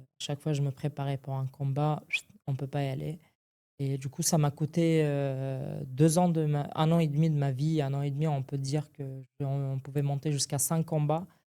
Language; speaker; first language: French; non-native, fluent; Arabic